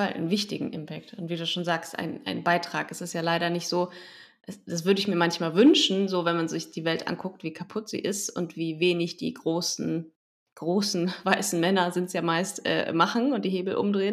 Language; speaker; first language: German; native; German